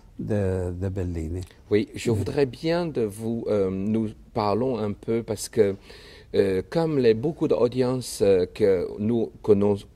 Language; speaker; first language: French; non-native, fluent; Chinese